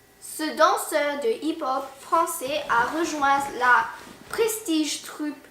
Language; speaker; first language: French; early bilingual, heritage; French